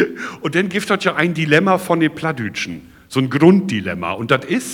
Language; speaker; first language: German; native; German